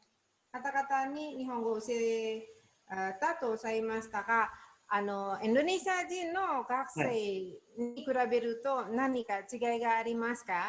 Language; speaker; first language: Japanese; non-native, learner; Indonesian